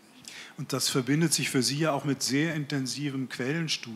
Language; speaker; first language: German; native; German